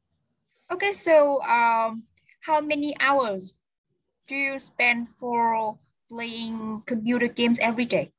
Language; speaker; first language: English; non-native, fluent; Vietnamese